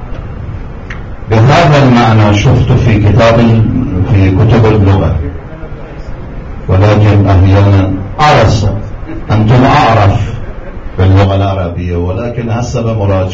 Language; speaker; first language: Arabic; non-native, fluent; Persian